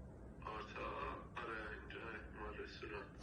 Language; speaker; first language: Persian; native; Persian